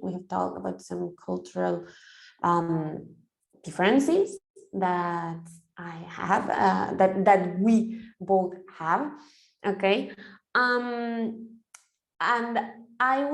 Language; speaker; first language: English; non-native, fluent; Spanish